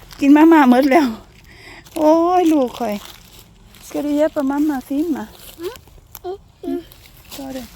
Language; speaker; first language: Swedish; non-native, learner; Thai